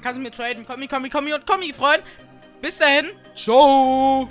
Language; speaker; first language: German; native; German